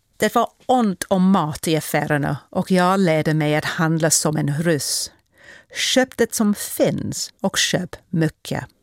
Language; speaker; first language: Swedish; non-native, fluent; English